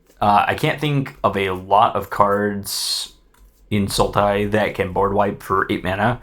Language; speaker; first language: English; native; English